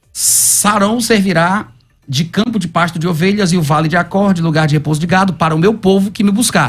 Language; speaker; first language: Portuguese; native; Portuguese